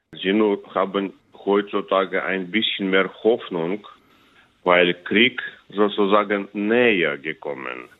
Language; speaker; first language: German; non-native, learner; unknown